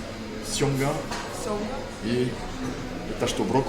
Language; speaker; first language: Russian; non-native, learner; French